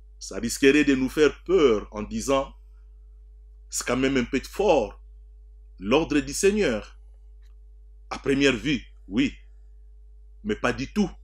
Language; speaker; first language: French; non-native, local second language; Swahili